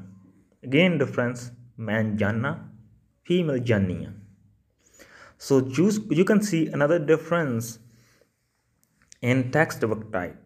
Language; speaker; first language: English; non-native, local second language; Punjabi